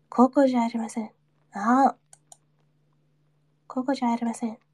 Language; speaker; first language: Japanese; non-native, learner; English